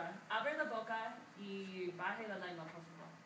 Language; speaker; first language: Spanish; non-native, learner; English